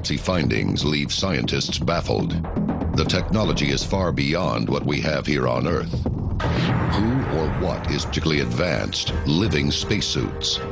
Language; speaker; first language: English; native; English